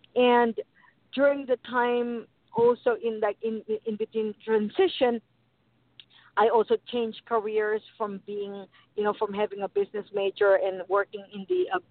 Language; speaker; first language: English; non-native, local second language; Filipino